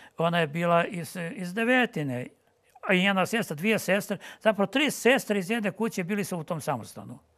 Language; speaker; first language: Bosnian; non-native, local second language; Ukrainian